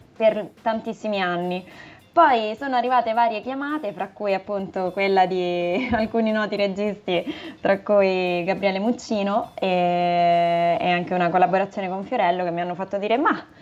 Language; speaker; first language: Italian; native; Italian